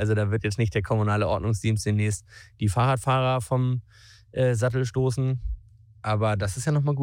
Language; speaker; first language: German; native; German